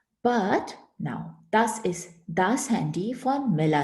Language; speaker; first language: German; non-native, fluent; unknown